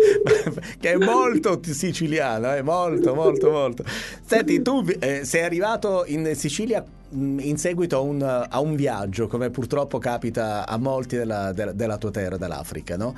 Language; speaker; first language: Italian; native; Italian